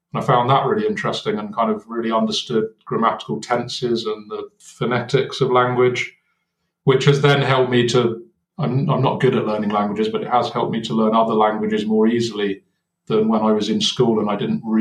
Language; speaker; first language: English; native; English